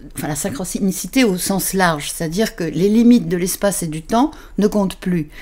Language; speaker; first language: French; native; French